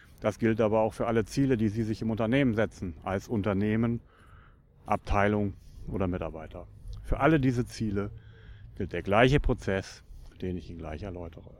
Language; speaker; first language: German; native; German